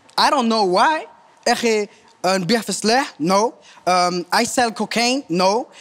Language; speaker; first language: Arabic; non-native, fluent; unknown